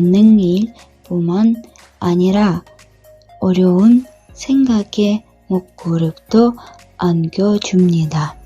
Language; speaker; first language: Korean; non-native, learner; Russian